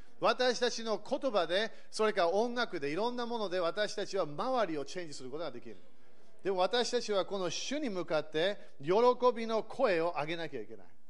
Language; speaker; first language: Japanese; early bilingual, other home language; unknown